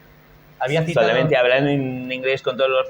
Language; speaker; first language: Spanish; non-native, fluent; Portuguese